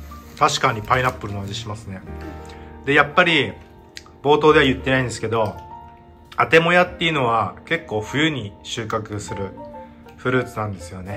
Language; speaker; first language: Japanese; native; Japanese